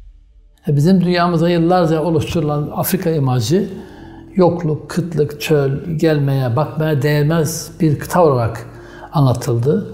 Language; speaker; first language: Turkish; native; Turkish